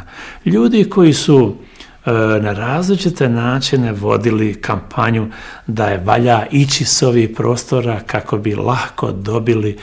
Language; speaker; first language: Bosnian; native; Bosnian